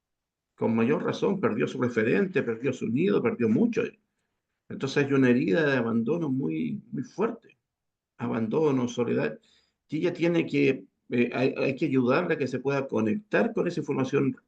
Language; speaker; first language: Spanish; native; Spanish